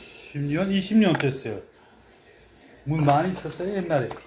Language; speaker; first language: Korean; non-native, learner; Uzbek